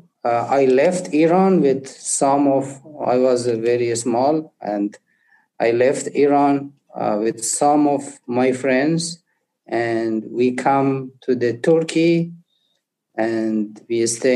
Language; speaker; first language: English; non-native, learner; Persian